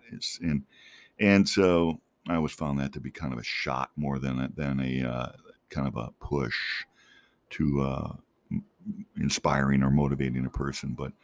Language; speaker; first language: English; native; English